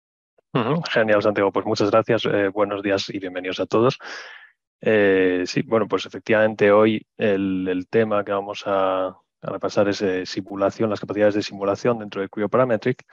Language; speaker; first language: Spanish; native; Spanish